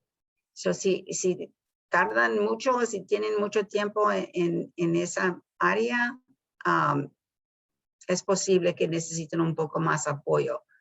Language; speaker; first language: Spanish; early bilingual, heritage; Spanish